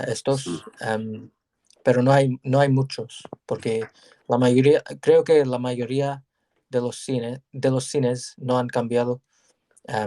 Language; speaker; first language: Spanish; non-native, learner; English